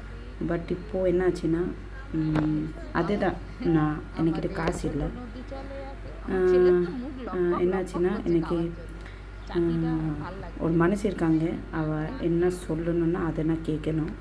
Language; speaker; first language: Tamil; non-native, local second language; Bangla